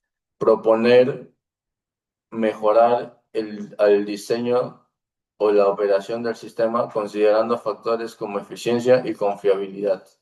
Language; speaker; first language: Spanish; native; Spanish